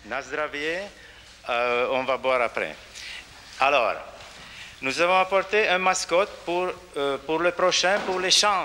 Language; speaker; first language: French; non-native, learner; Slovak